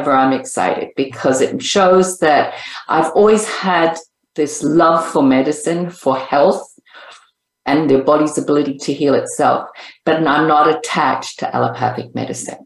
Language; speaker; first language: English; native; English